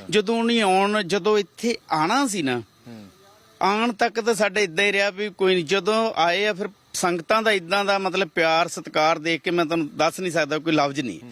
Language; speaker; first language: Punjabi; native; Punjabi